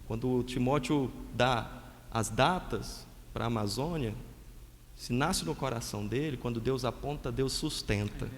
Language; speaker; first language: Portuguese; native; Portuguese